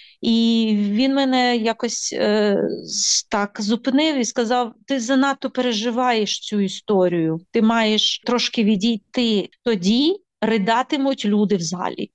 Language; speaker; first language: Ukrainian; native; Ukrainian